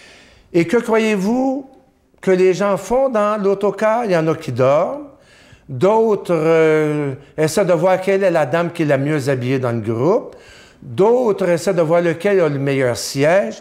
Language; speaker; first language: French; native; French